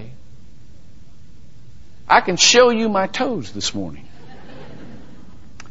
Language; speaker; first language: English; native; English